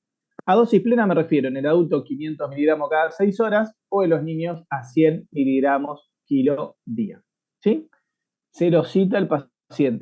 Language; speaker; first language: Spanish; native; Spanish